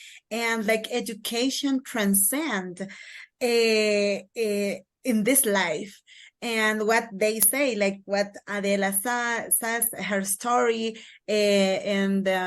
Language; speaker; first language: English; non-native, learner; Kaqchikel